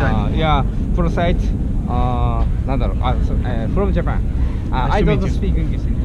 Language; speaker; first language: English; non-native, learner; Japanese